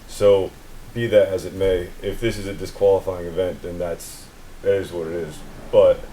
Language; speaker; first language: English; native; English